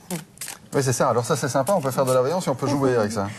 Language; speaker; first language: French; native; French